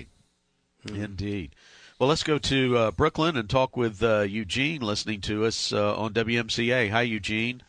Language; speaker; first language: English; native; English